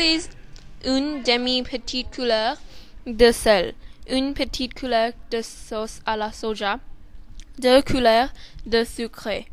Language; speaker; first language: French; non-native, learner; Thai